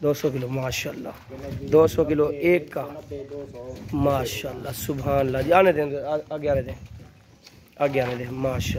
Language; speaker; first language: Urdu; non-native, local second language; Saraiki